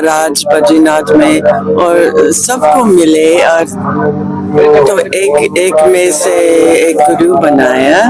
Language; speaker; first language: Hindi; non-native, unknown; English